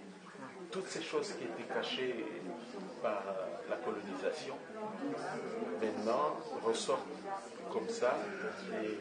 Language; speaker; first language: French; non-native, local second language; Comorian